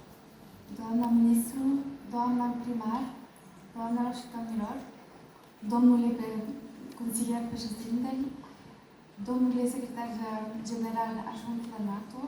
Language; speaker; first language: Romanian; non-native, learner; French